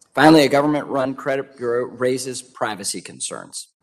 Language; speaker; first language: English; native; English